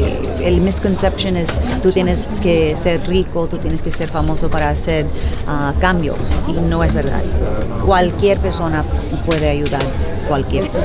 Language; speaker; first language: Spanish; early bilingual, heritage; Spanish